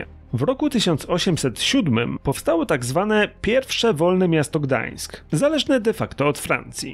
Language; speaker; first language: Polish; native; Polish